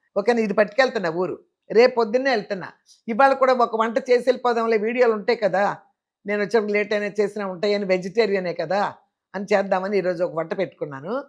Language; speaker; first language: Telugu; native; Telugu